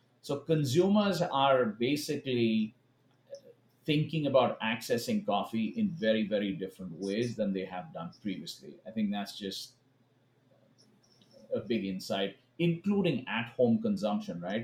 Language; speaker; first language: English; non-native, local second language; Hindi